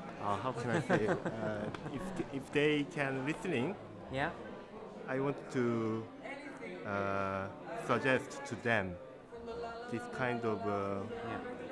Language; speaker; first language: English; non-native, learner; Korean